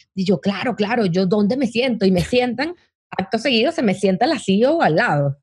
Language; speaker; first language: Spanish; native; Spanish